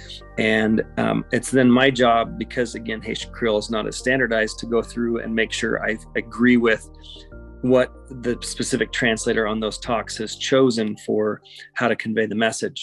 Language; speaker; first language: English; native; English